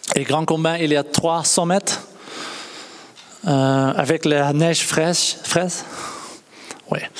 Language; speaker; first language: French; non-native, learner; Dutch